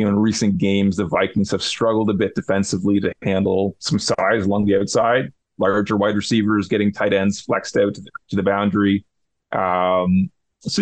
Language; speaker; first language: English; native; English